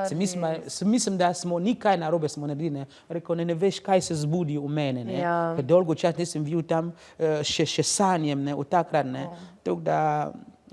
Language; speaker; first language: Slovenian; non-native, learner; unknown